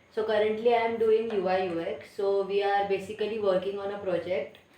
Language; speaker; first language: English; non-native, local second language; Marathi